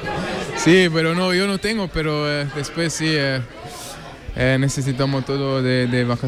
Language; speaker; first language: Spanish; non-native, learner; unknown